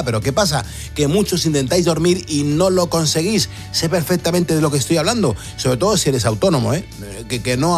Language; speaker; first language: Spanish; native; Spanish